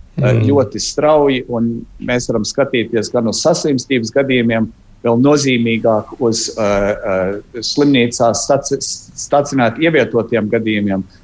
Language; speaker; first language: Latvian; early bilingual, heritage; Latvian